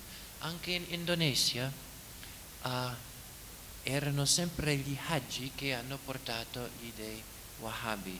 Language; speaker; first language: Italian; non-native, fluent; English